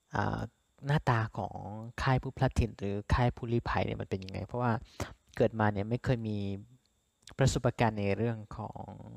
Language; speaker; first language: Thai; non-native, local second language; S'gaw Karen